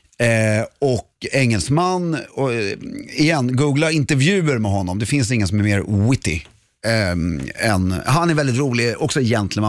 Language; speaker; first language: Swedish; native; Swedish